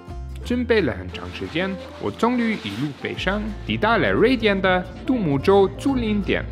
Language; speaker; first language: Chinese; native; Chinese